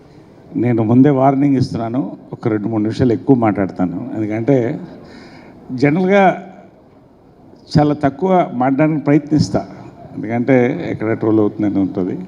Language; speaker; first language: Telugu; native; Telugu